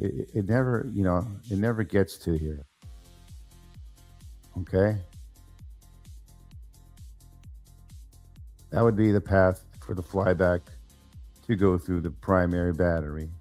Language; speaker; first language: English; native; English